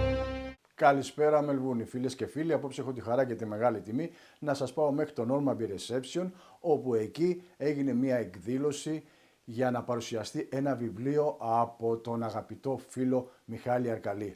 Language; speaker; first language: Greek; native; Greek